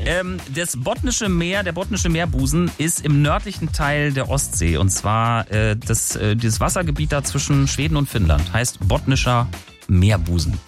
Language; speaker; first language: German; native; German